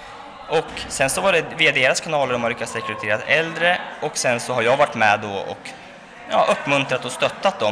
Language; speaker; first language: Swedish; native; Swedish